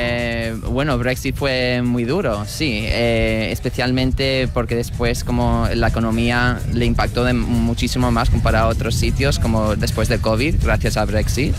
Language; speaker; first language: Spanish; early bilingual, heritage; Spanish